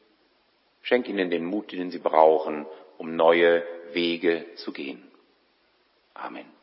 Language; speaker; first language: German; native; German